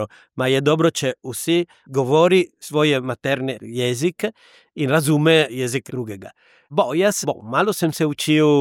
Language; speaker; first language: Slovenian; non-native, learner; Italian